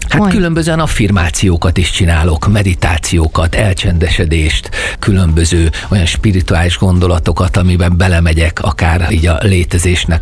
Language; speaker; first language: Hungarian; native; Hungarian